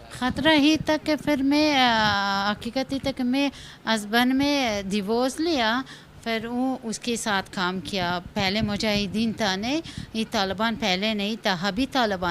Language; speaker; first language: Hindi; non-native, learner; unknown